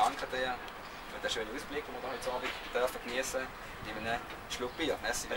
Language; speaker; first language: German; native; German